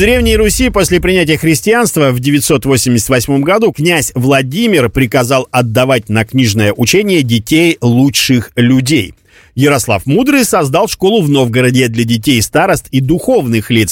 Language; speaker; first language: Russian; native; Russian